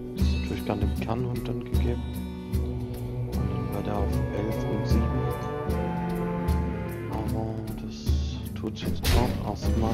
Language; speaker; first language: German; native; German